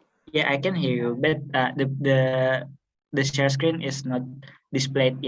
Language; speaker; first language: English; non-native, fluent; Indonesian